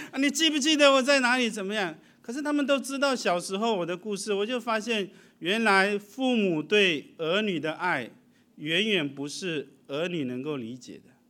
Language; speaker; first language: Chinese; early bilingual, heritage; Chinese